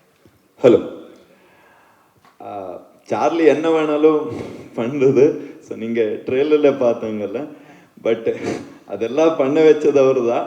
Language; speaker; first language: Tamil; non-native, learner; Kannada